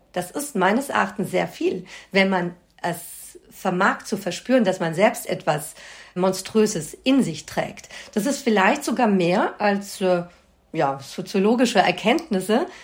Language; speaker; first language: German; native; German